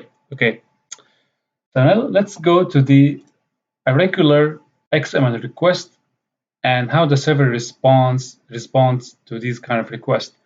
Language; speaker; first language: English; non-native, fluent; Arabic